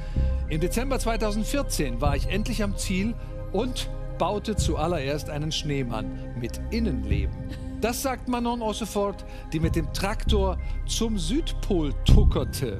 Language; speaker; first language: German; native; German